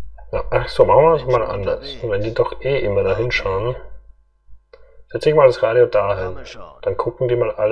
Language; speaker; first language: German; native; German